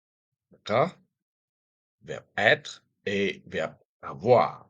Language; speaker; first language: French; non-native, fluent; Khmer